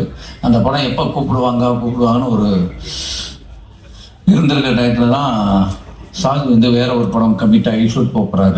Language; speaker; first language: Tamil; native; Tamil